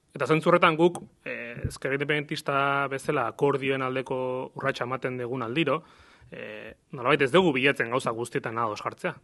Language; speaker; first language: Basque; native; Basque